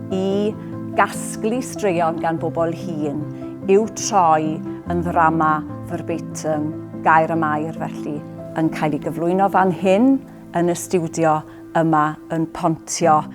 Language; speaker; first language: Welsh; native; Welsh